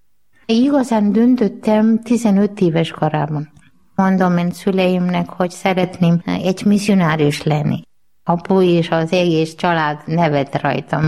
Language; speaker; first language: Hungarian; non-native, learner; Malayalam